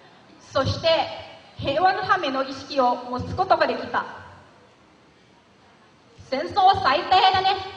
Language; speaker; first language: Japanese; non-native, learner; Lao